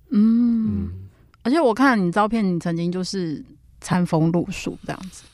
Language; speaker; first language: Chinese; native; Chinese